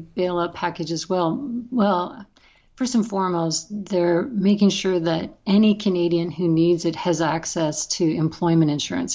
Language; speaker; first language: English; native; English